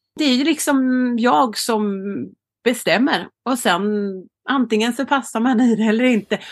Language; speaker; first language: Swedish; native; Swedish